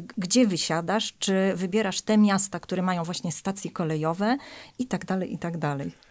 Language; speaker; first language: Polish; native; Polish